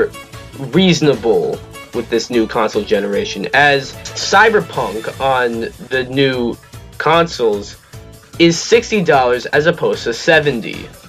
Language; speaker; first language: English; native; English